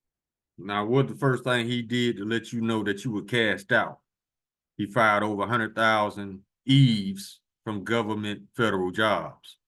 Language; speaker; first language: English; native; English